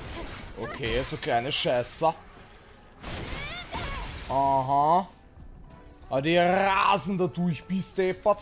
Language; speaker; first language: German; native; German